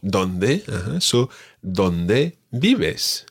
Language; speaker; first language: Spanish; non-native, fluent; English